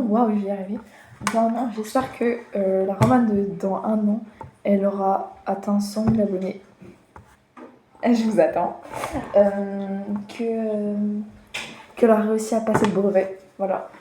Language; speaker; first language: French; native; French